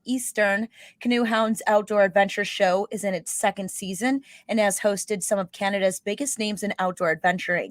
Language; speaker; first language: English; native; English